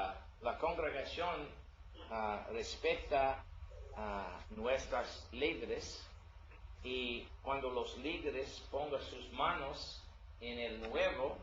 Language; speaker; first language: Spanish; non-native, learner; English